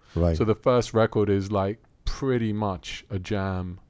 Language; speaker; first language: English; early bilingual, other home language; Italian